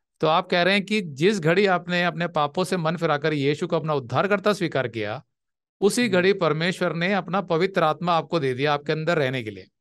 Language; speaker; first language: Hindi; native; Hindi